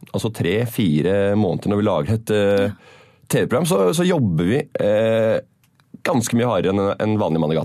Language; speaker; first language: Norwegian; native; Norwegian